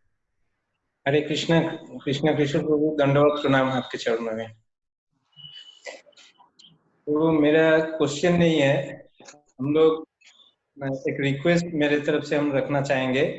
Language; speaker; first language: Hindi; native; Hindi